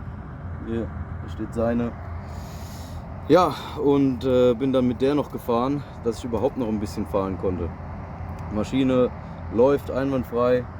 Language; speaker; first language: German; native; German